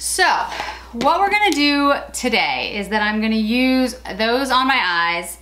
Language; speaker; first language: English; native; English